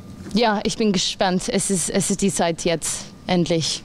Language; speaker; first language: German; non-native, fluent; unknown